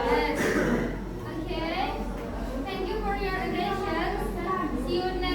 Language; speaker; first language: English; non-native, learner; Indonesian